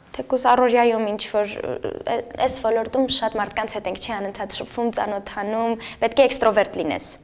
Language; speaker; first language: Armenian; native; Armenian